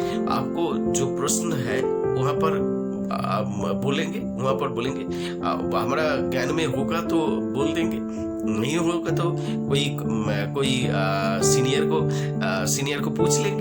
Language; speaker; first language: Hindi; non-native, local second language; Bangla